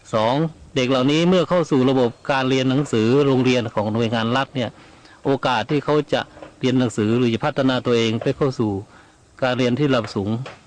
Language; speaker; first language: Thai; native; Thai